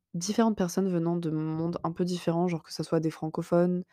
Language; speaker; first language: French; native; French